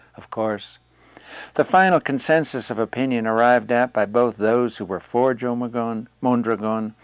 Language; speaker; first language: English; native; English